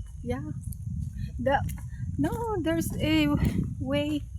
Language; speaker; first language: English; non-native, learner; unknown